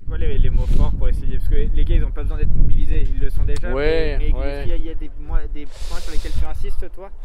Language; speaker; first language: French; native; French